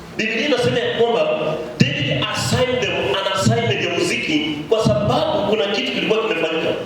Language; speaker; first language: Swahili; native; Swahili